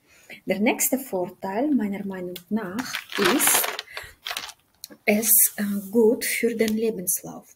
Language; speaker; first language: German; non-native, fluent; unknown